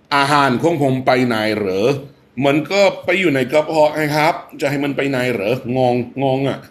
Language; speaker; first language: Thai; non-native, fluent; English